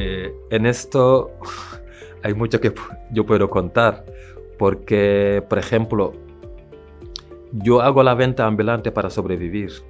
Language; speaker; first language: Spanish; non-native, fluent; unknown